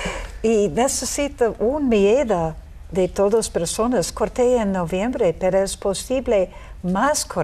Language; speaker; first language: Spanish; non-native, learner; English